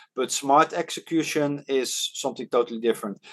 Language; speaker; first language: English; non-native, fluent; Dutch